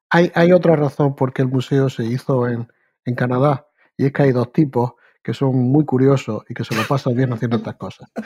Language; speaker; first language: Spanish; native; Spanish